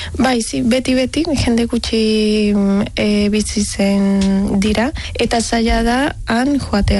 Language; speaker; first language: Basque; non-native, learner; Spanish